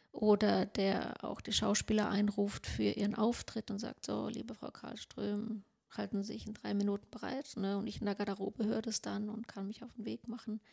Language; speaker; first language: German; non-native, local second language; Swedish